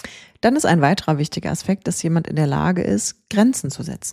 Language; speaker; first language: German; native; German